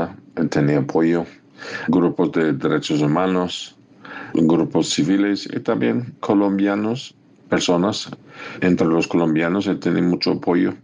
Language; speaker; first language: Spanish; non-native, fluent; English